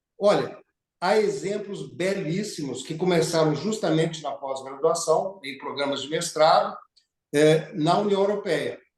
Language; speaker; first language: Portuguese; native; Portuguese